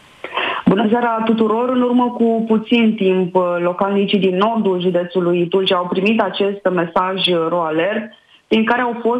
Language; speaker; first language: Romanian; native; Romanian